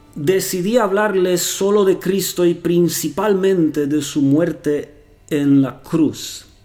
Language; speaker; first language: Spanish; non-native, fluent; Romanian